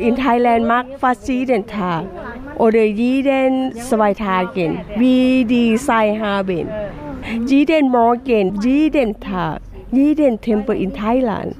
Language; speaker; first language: German; non-native, learner; Thai